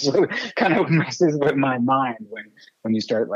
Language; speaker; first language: English; early bilingual, other home language; French